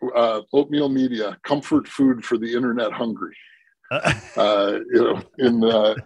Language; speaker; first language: English; native; English